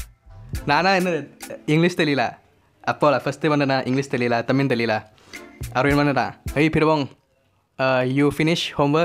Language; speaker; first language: Tamil; non-native, learner; Thai